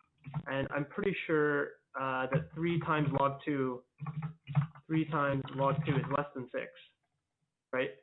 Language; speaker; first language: English; native; English